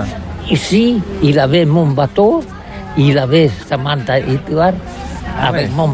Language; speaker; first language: French; non-native, learner; Catalan